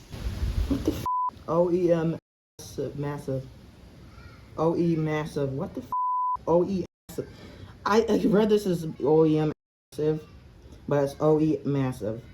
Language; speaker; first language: English; native; English